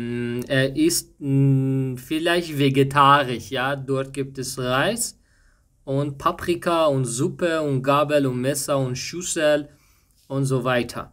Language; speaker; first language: German; non-native, learner; Persian